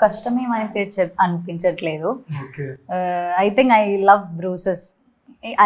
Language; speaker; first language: Telugu; non-native, learner; Malayalam